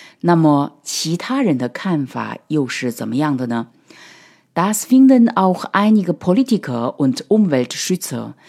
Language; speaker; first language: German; non-native, fluent; Chinese